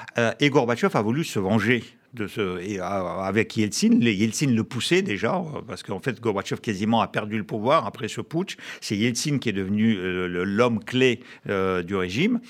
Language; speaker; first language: French; non-native, fluent; Russian